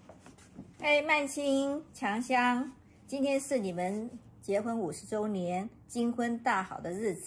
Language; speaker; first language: Chinese; native; Chinese